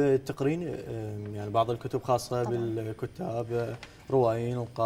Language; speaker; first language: Arabic; native; Arabic